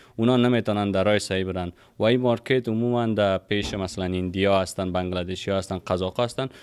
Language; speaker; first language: Persian; native; Persian